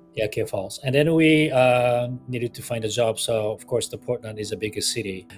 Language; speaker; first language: English; non-native, fluent; Japanese